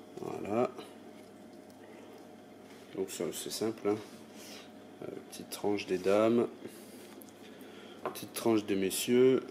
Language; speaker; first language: French; native; French